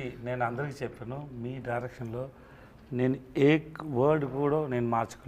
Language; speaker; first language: Telugu; non-native, learner; Tamil